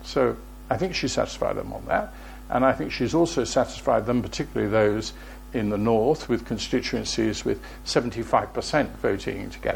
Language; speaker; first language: English; native; English